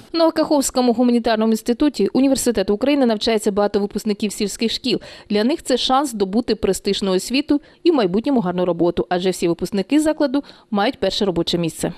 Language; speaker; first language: Ukrainian; native; Ukrainian